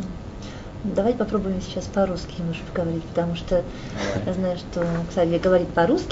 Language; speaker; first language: Russian; native; Russian